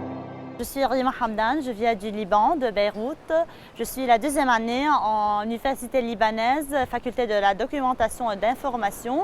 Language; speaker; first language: French; non-native, local second language; Arabic